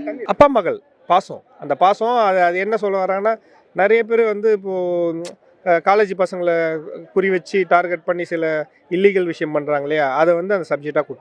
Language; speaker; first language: Tamil; native; Tamil